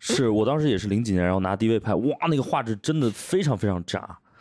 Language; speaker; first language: Chinese; native; Chinese